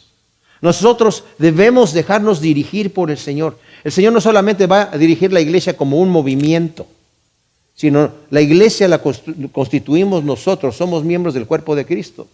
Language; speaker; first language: Spanish; native; Spanish